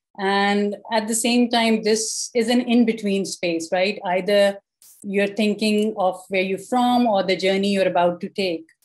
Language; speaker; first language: English; non-native, local second language; Urdu